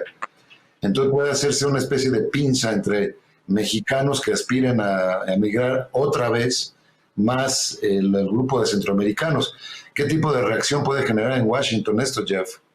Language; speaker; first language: Spanish; native; Spanish